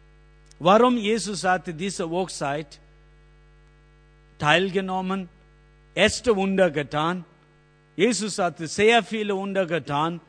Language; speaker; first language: German; non-native, learner; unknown